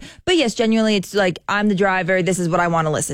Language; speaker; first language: English; native; English